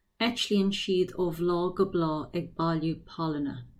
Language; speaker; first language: Irish; non-native, local second language; English